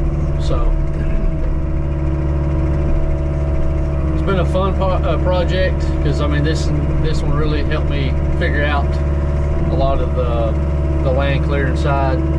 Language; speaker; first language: English; native; English